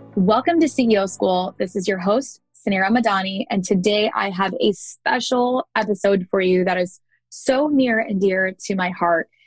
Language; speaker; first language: English; native; English